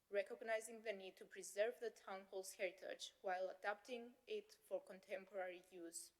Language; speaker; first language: English; non-native, fluent; Greek